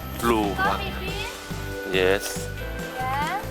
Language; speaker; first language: English; non-native, learner; Thai